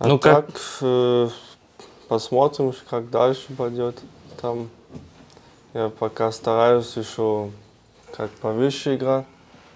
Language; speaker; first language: Russian; early bilingual, heritage; German